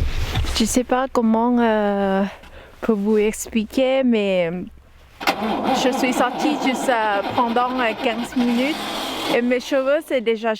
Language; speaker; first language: French; non-native, learner; Thai